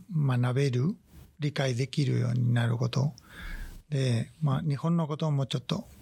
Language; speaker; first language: Japanese; non-native, fluent; Spanish